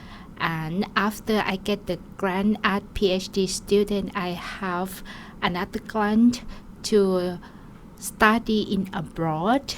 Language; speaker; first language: English; non-native, learner; Thai